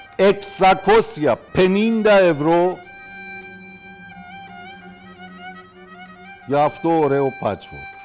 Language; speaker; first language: Greek; non-native, learner; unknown